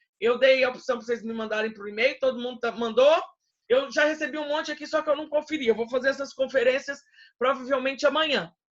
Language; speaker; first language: Portuguese; native; Portuguese